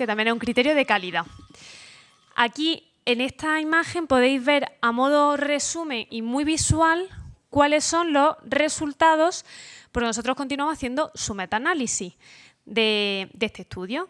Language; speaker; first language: Spanish; native; Spanish